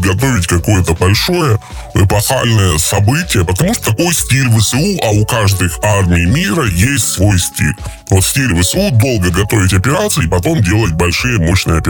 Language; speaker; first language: Russian; native; Russian